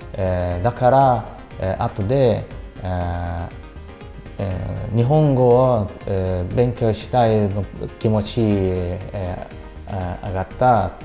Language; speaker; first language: Japanese; non-native, learner; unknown